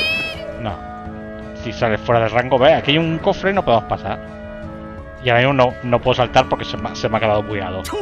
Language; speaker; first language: Spanish; native; Spanish